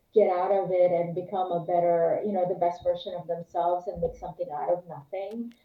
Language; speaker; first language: English; non-native, local second language; Filipino